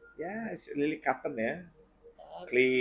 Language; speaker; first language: English; non-native, learner; Indonesian